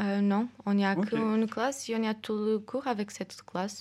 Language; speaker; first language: French; non-native, fluent; Portuguese